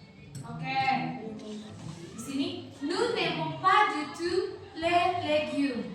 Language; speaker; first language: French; non-native, learner; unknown